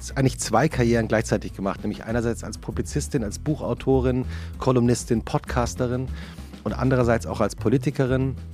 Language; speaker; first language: German; native; German